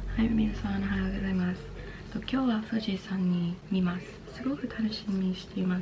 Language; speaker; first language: Japanese; non-native, learner; English